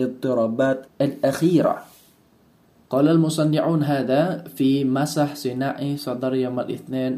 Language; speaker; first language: Arabic; non-native, fluent; Indonesian